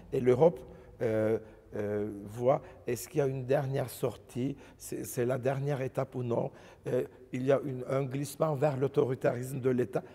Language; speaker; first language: English; non-native, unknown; Turkish